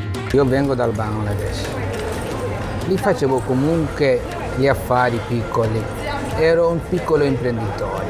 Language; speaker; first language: Italian; non-native, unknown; Bangla